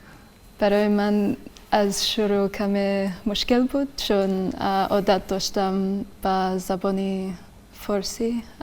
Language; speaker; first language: Persian; non-native, fluent; English